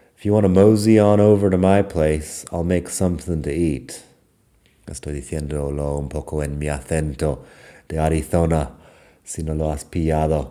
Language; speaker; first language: Spanish; non-native, fluent; English